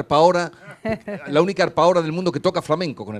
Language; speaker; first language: Spanish; native; Spanish